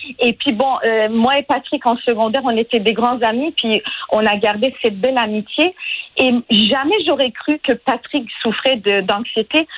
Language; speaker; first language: French; non-native, fluent; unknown